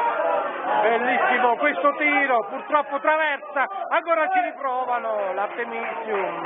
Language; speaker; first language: Italian; native; Italian